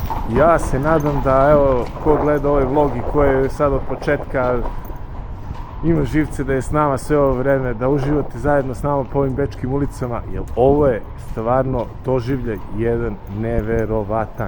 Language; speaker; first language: Serbian; native; Serbian